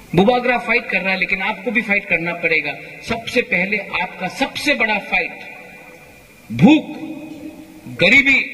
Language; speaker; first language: Hindi; non-native, local second language; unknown